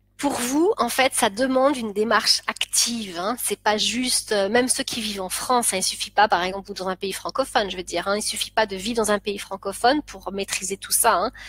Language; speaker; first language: French; native; French